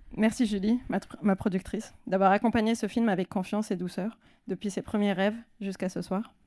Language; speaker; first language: French; non-native, local second language; Arabic